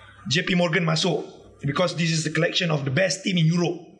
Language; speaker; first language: English; non-native, local second language; Malay